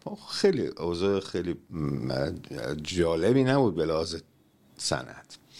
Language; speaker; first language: Persian; native; Persian